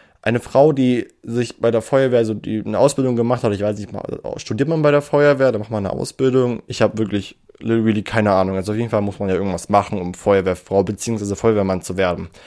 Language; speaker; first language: German; native; German